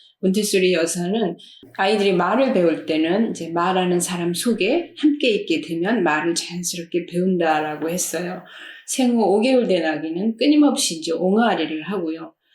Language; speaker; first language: Korean; native; Korean